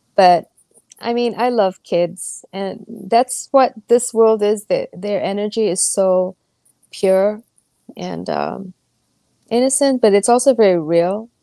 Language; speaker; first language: English; non-native, local second language; Gujarati